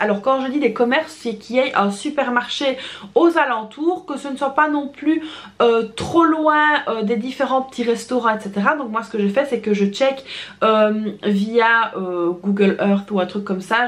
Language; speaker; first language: French; native; French